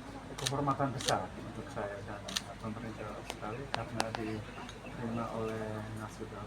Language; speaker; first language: Indonesian; non-native, fluent; English